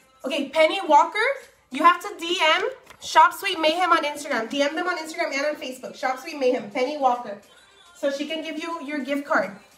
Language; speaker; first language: English; non-native, local second language; Spanish